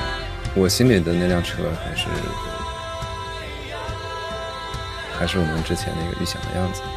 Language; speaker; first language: Chinese; native; Chinese